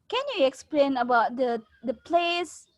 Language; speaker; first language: English; non-native, learner; Indonesian